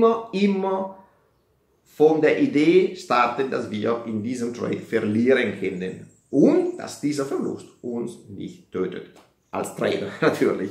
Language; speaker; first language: German; non-native, fluent; Italian